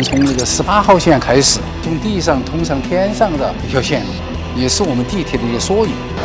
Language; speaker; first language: Chinese; native; Chinese